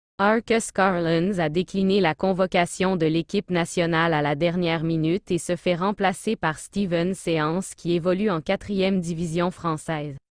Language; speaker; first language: French; non-native, local second language; Haitian Creole